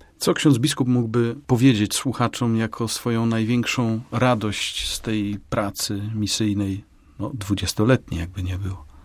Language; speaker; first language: Polish; native; Polish